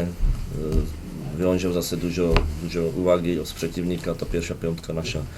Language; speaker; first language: Polish; non-native, learner; Czech